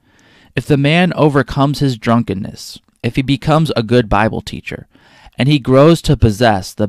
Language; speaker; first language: English; native; English